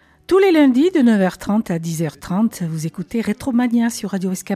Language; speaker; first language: French; native; French